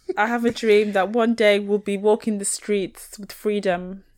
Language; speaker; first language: English; native; English